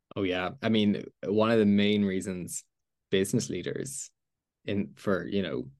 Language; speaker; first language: English; native; English